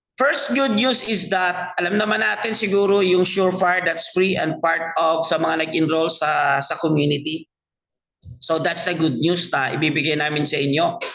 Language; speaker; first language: Filipino; non-native, local second language; Cebuano